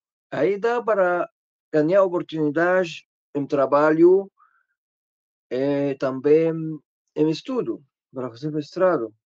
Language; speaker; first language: Portuguese; non-native, learner; Arabic